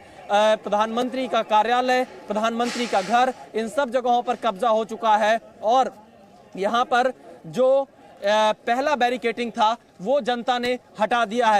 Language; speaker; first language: Hindi; native; Hindi